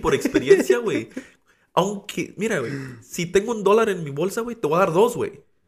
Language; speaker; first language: Spanish; early bilingual, heritage; Spanish